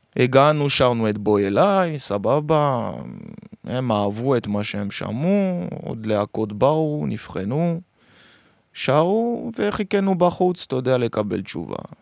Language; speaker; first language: Hebrew; early bilingual, other home language; French